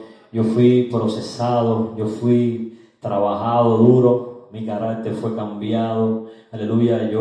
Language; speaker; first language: Spanish; native; Spanish